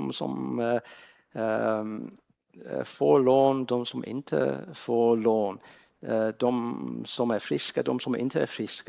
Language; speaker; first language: Swedish; non-native, fluent; English